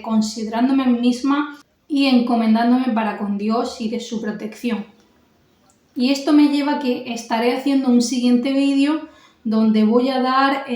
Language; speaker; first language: Spanish; native; Spanish